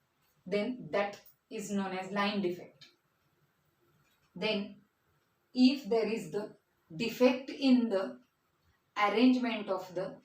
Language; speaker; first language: English; non-native, local second language; Marathi